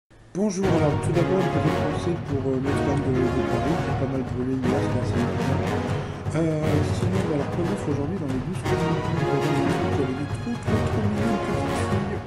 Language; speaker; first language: French; native; French